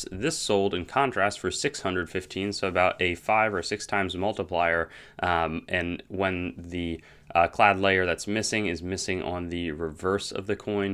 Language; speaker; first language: English; native; English